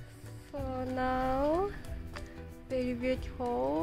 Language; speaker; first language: English; non-native, learner; Japanese